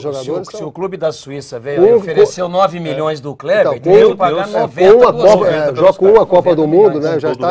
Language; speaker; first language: Portuguese; native; Portuguese